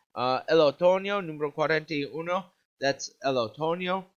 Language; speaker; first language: Spanish; non-native, learner; English